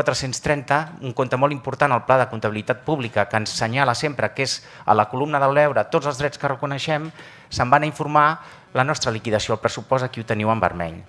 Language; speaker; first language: Catalan; native; Catalan